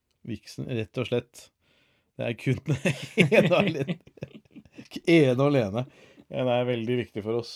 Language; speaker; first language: Norwegian; native; Norwegian